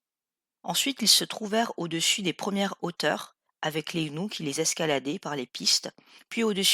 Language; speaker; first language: French; native; French